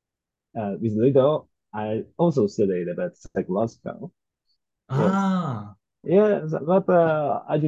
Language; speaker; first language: English; non-native, learner; Japanese